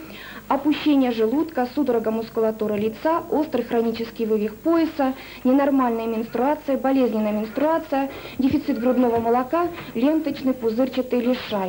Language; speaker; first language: Russian; native; Russian